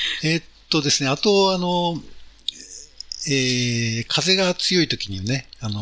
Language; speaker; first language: Japanese; native; Japanese